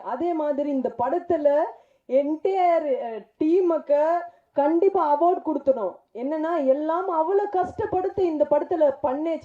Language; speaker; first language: Tamil; non-native, fluent; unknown